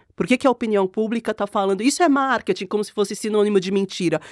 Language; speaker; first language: Portuguese; non-native, fluent; Korean